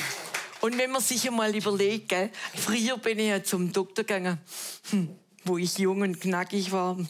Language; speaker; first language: German; native; German